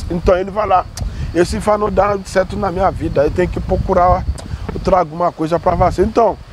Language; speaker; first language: Portuguese; non-native, learner; Yoruba